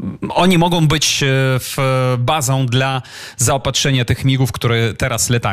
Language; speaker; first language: Polish; non-native, fluent; Ukrainian